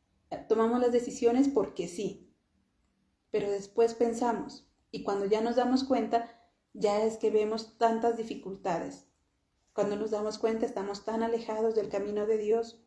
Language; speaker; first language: Spanish; native; Spanish